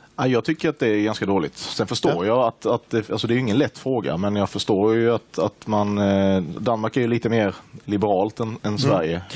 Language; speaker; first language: Swedish; native; Swedish